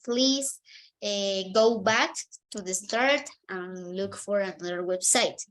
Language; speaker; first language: English; non-native, fluent; Spanish